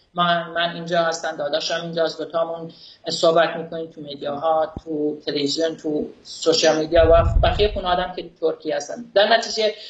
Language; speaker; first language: Persian; non-native, local second language; Kurdish